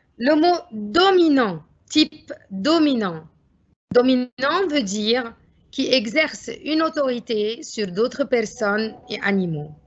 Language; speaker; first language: French; non-native, fluent; Arabic